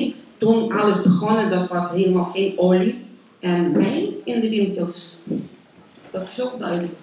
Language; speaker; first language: Dutch; non-native, learner; Ukrainian